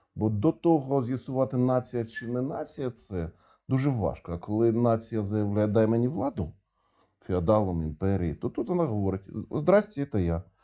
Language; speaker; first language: Ukrainian; non-native, local second language; Russian